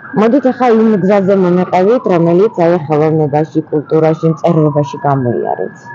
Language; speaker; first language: Georgian; native; Georgian